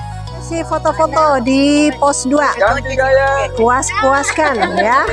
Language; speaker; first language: Indonesian; native; Indonesian